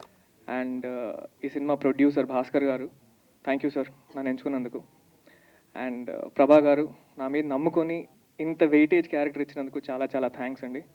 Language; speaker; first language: Telugu; native; Telugu